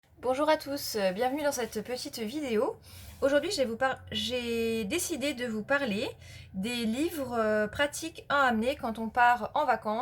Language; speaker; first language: French; native; French